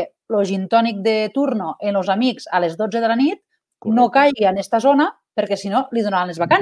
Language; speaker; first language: Catalan; native; Catalan